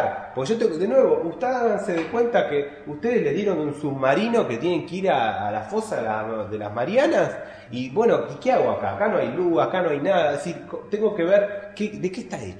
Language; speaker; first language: Spanish; native; Spanish